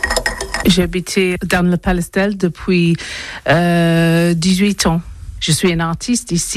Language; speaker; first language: French; non-native, learner; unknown